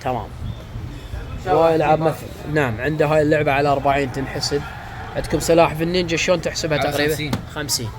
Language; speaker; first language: Arabic; native; Arabic